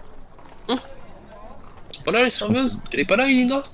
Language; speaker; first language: French; native; French